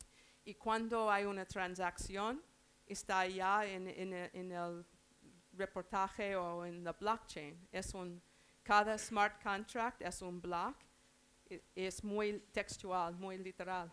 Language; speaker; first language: Spanish; non-native, learner; English